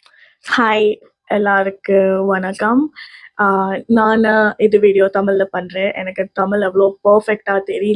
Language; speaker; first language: Tamil; non-native, learner; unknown